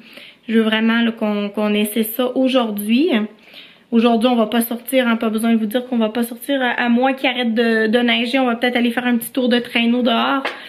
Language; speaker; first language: French; native; French